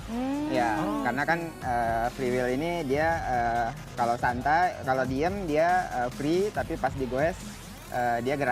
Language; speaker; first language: Indonesian; native; Indonesian